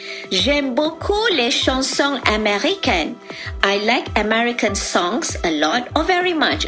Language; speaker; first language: French; non-native, fluent; Malay